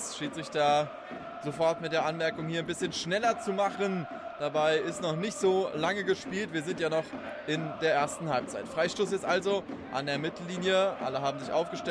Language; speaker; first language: German; native; German